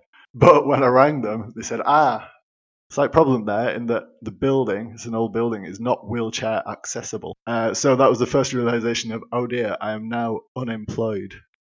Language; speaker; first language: English; native; English